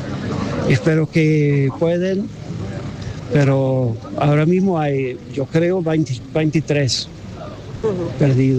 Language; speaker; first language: Spanish; non-native, learner; English